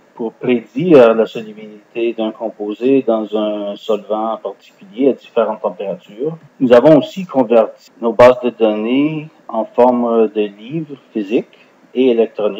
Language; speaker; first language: French; non-native, fluent; English